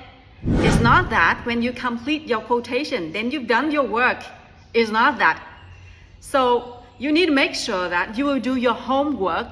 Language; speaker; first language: English; non-native, fluent; Vietnamese